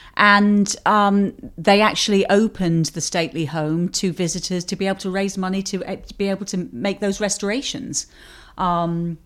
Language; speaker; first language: English; native; English